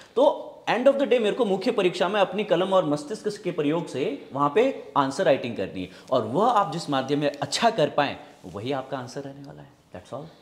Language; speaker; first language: Hindi; native; Hindi